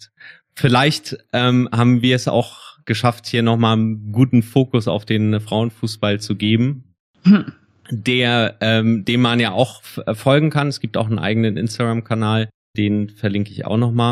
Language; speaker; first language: German; native; German